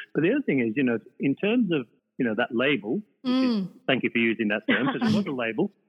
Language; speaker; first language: English; native; English